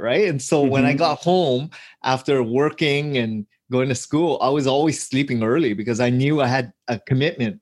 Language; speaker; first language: English; native; English